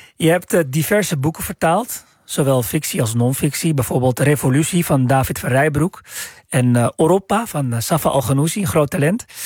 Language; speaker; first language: Dutch; native; Dutch